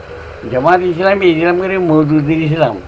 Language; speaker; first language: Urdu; non-native, learner; Bangla